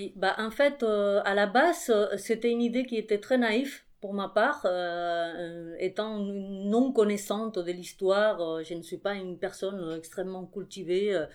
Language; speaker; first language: French; non-native, fluent; Spanish